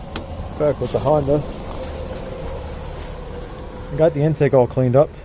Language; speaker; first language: English; native; English